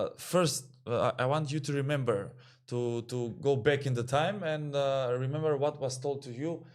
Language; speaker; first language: English; non-native, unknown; Macedonian